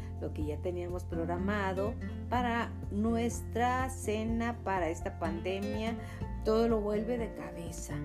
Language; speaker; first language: Spanish; native; Spanish